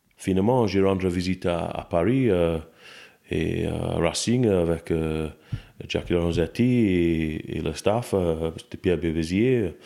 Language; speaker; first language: French; non-native, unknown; English